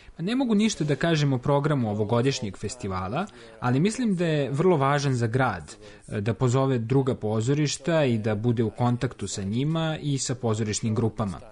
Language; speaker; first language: Serbian; native; Serbian